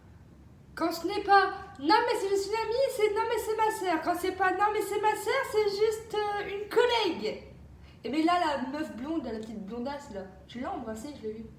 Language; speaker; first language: French; native; French